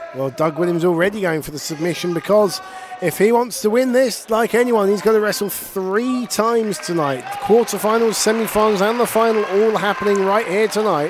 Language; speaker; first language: English; native; English